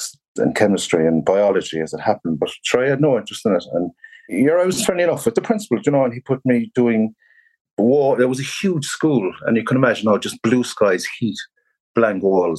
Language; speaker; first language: English; native; English